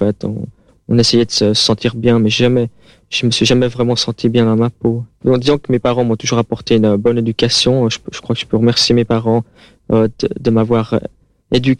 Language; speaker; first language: French; native; French